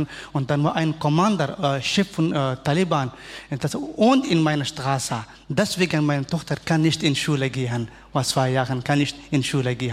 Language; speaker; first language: German; non-native, learner; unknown